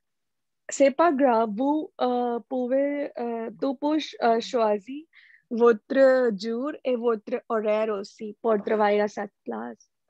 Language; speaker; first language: French; non-native, learner; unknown